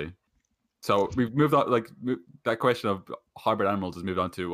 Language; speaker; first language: English; native; English